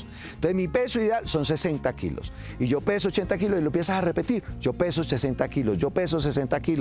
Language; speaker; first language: Spanish; native; Spanish